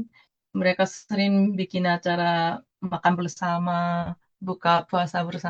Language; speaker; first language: Indonesian; non-native, fluent; Japanese